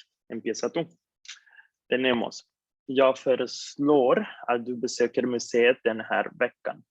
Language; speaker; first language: Swedish; non-native, fluent; Spanish